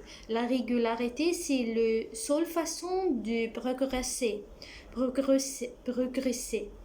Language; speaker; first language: French; non-native, learner; Arabic